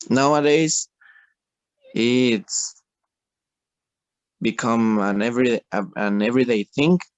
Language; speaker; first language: English; non-native, learner; Spanish